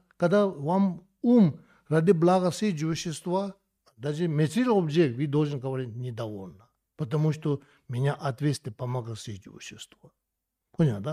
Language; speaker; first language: Russian; non-native, learner; Tibetan